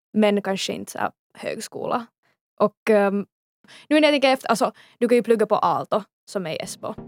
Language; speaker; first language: Swedish; native; Swedish